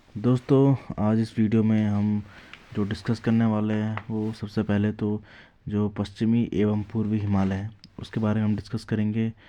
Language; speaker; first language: Hindi; native; Hindi